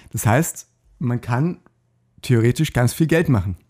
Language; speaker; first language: German; native; German